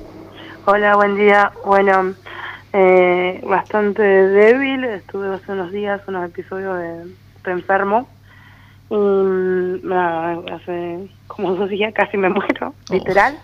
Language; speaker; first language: Spanish; native; Spanish